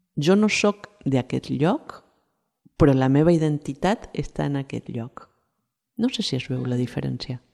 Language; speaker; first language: Catalan; non-native, fluent; Spanish